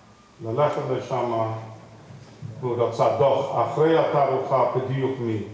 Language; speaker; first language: Hebrew; non-native, fluent; English